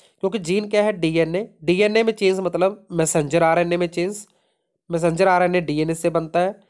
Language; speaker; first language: Hindi; non-native, local second language; Punjabi